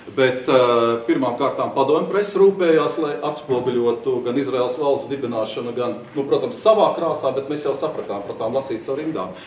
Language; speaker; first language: Latvian; non-native, local second language; Russian